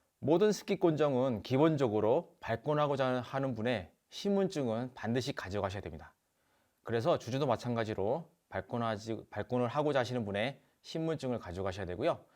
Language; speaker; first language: Korean; native; Korean